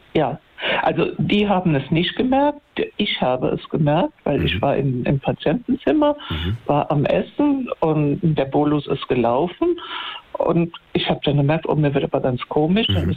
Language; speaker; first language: German; native; German